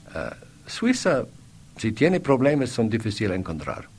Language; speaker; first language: Spanish; non-native, fluent; English